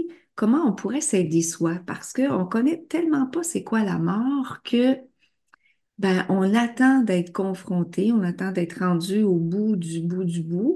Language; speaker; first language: French; native; French